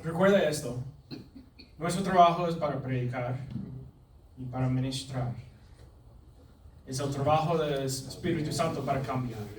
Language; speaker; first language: Spanish; non-native, learner; English